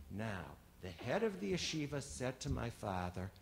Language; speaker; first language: English; native; English